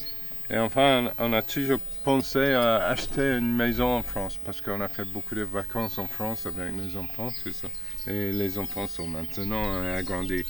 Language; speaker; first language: French; non-native, fluent; English